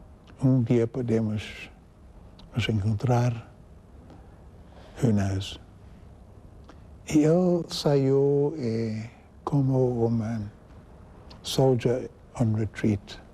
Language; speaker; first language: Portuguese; non-native, fluent; English